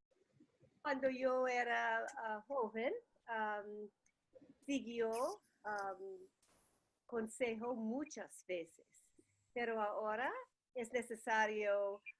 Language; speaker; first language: Spanish; non-native, learner; English